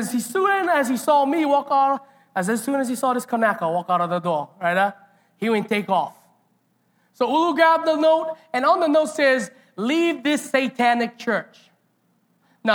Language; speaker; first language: English; native; English